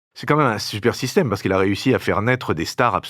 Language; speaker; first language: French; native; French